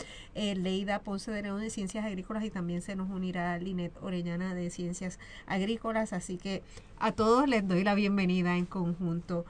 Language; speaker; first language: Spanish; native; Spanish